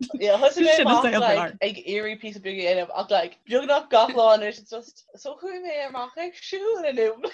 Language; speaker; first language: Irish; non-native, local second language; English